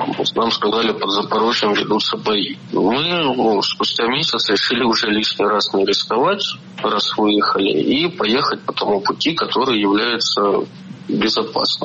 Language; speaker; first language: Russian; native; Russian